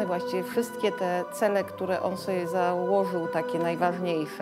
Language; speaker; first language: Polish; native; Polish